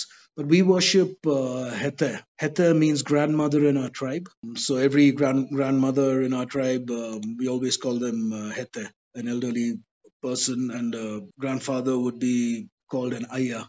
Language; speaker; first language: English; non-native, local second language; Badaga